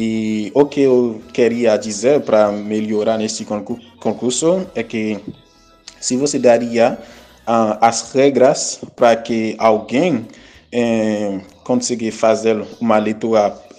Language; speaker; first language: Portuguese; non-native, fluent; Haitian Creole